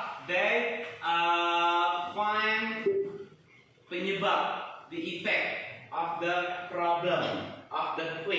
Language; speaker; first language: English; non-native, fluent; Indonesian